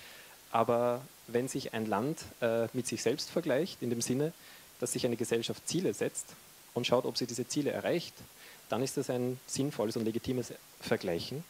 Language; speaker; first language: German; native; German